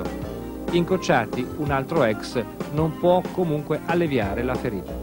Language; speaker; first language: Italian; native; Italian